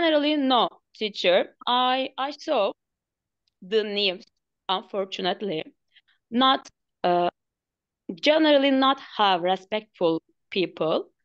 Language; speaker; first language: English; non-native, learner; Turkish